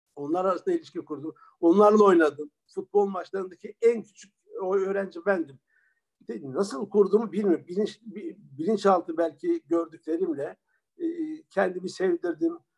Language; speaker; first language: Turkish; early bilingual, other home language; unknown